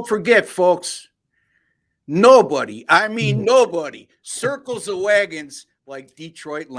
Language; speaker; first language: English; native; English